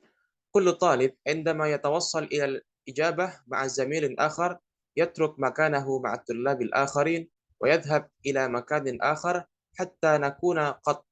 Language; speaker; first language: Arabic; non-native, learner; Indonesian